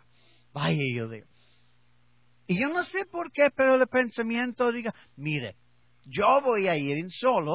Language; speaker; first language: Spanish; non-native, learner; English